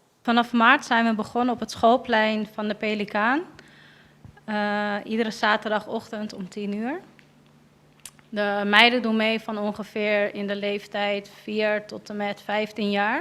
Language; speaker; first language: Dutch; native; Dutch